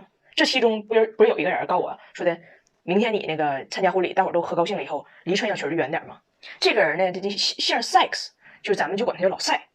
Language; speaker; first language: Chinese; native; Chinese